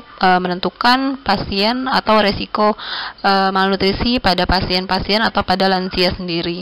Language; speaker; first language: Indonesian; native; Indonesian